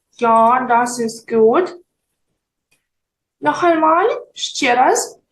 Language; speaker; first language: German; non-native, fluent; Ukrainian